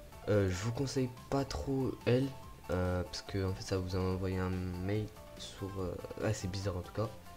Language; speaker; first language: French; native; French